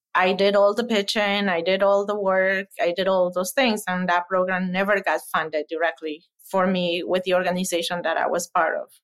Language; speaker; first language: English; non-native, fluent; Spanish